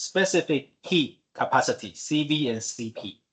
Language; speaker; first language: English; non-native, fluent; Chinese